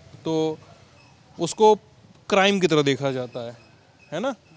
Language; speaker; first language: Hindi; native; Hindi